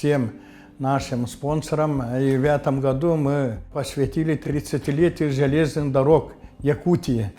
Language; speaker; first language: Russian; non-native, local second language; Yakut